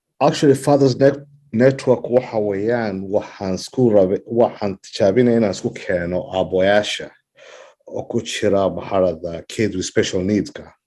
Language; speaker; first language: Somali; early bilingual, heritage; Somali